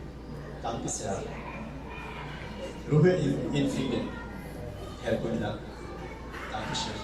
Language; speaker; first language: German; non-native, learner; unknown